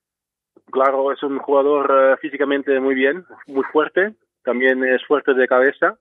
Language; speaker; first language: Spanish; non-native, fluent; Dutch